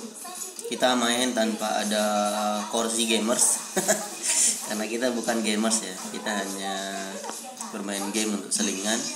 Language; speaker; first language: Indonesian; native; Indonesian